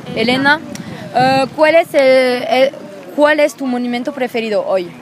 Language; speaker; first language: Spanish; non-native, learner; French